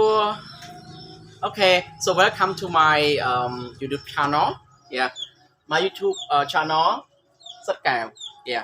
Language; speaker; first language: English; non-native, learner; Khmer